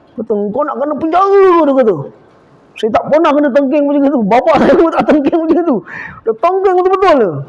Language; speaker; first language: Malay; native; Malay